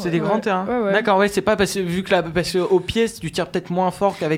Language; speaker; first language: French; native; French